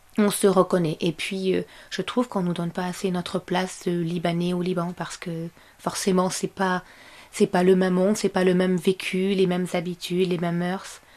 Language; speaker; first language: French; non-native, local second language; Arabic